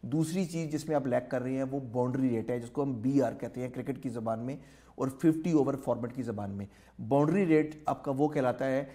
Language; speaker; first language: Urdu; native; Urdu